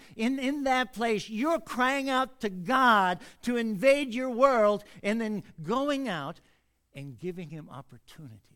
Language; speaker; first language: English; native; English